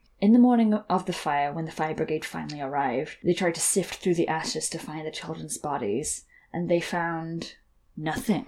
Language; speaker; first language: English; native; English